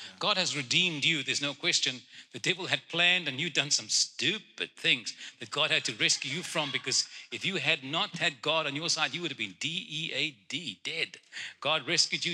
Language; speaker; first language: English; non-native, local second language; Afrikaans